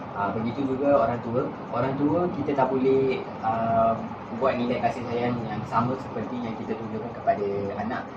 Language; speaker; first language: Malay; non-native, local second language; Tamil